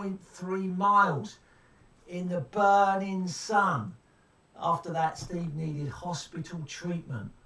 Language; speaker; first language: English; native; English